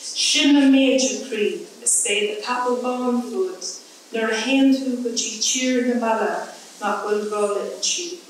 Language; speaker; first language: English; native; English